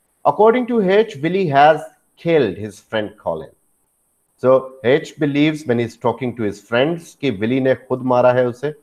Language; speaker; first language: English; non-native, local second language; Urdu